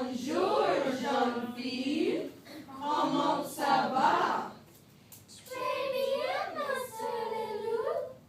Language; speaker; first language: French; non-native, learner; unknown